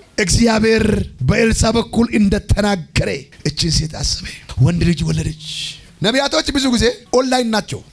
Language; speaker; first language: Amharic; non-native, local second language; Oromo